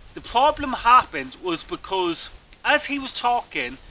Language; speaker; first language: English; native; English